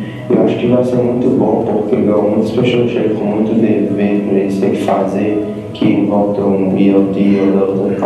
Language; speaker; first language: Portuguese; early bilingual, heritage; Portuguese